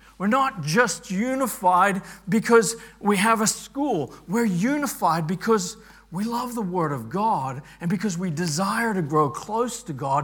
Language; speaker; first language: English; native; English